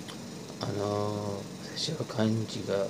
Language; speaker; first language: Japanese; non-native, learner; Persian